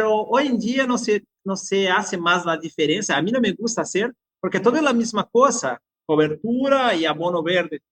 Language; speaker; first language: Spanish; non-native, fluent; Portuguese